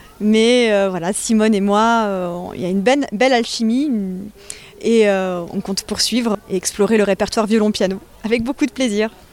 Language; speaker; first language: French; native; French